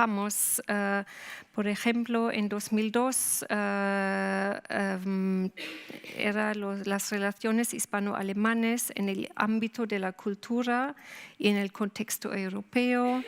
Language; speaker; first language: Spanish; non-native, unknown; German